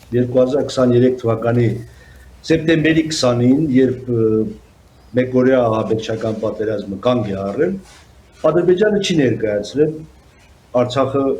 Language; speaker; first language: Armenian; native; Armenian